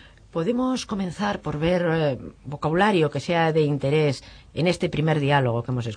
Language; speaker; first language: Spanish; native; Spanish